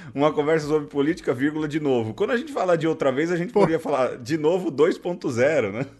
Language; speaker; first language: Portuguese; native; Portuguese